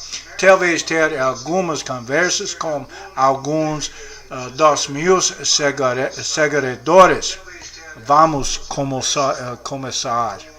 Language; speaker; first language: Portuguese; non-native, learner; English